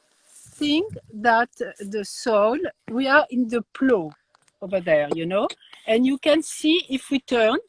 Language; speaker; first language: English; non-native, learner; French